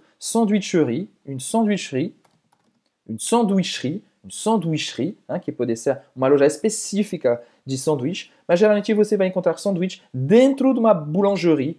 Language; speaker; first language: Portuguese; non-native, fluent; French